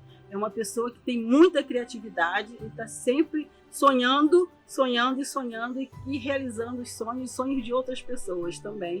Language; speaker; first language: Portuguese; native; Portuguese